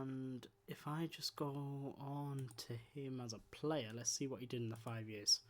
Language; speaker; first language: English; native; English